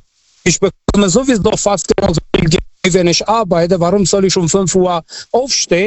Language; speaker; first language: German; non-native, fluent; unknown